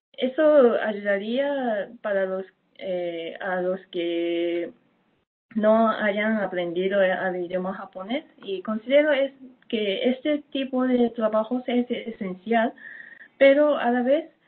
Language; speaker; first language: Spanish; non-native, fluent; Japanese